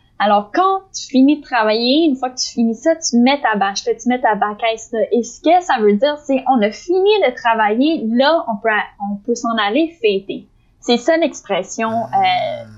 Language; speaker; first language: French; native; French